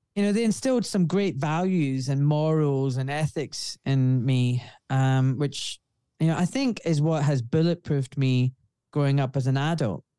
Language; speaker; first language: English; native; English